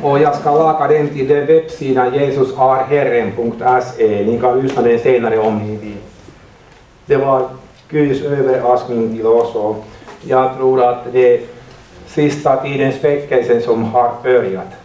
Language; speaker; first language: Swedish; non-native, learner; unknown